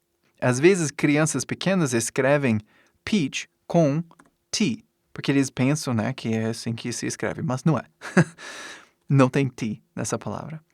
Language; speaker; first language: Portuguese; non-native, fluent; English